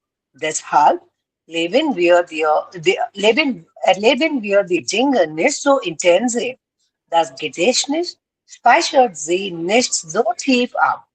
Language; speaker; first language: German; non-native, learner; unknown